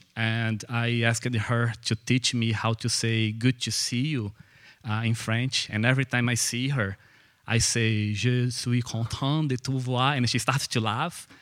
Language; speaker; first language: English; non-native, fluent; Portuguese